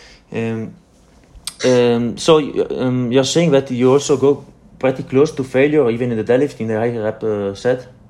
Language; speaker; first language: English; non-native, learner; Italian